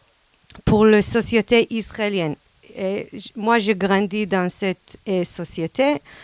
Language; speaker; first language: French; non-native, fluent; Hebrew